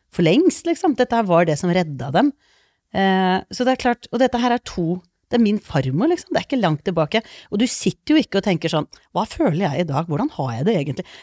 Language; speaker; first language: Norwegian; early bilingual, other home language; Icelandic